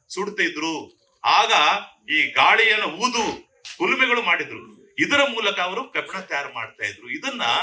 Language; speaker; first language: Kannada; native; Kannada